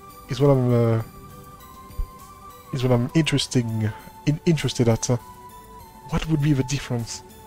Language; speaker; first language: English; non-native, fluent; French